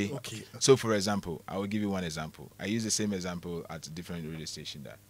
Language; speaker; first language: English; non-native, local second language; Akan